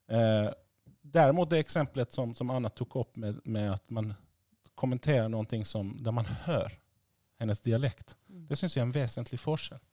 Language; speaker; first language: Norwegian; non-native, fluent; Persian